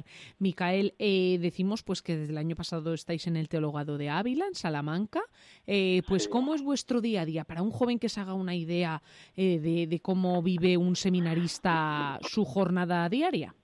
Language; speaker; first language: Spanish; native; Spanish